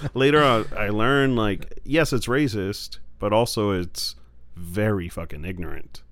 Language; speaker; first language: English; non-native, fluent; Spanish